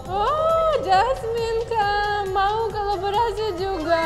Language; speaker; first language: Indonesian; non-native, learner; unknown